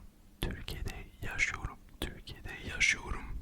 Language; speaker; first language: Turkish; early bilingual, heritage; Turkish